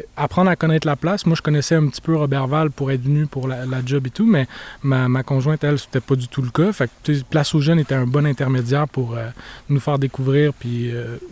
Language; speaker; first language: French; native; French